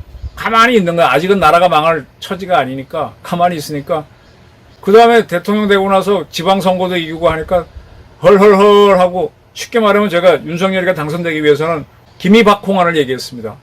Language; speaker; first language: Korean; native; Korean